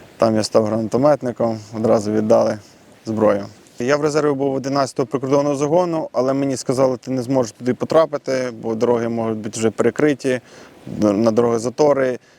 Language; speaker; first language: Ukrainian; non-native, local second language; Russian